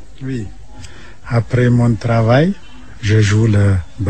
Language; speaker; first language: French; non-native, learner; Amharic